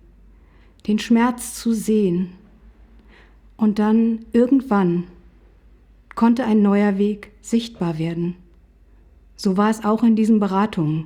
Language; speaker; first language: German; native; German